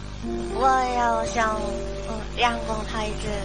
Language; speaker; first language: Chinese; non-native, learner; Korean